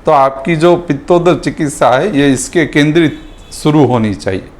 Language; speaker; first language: Hindi; non-native, local second language; Gujarati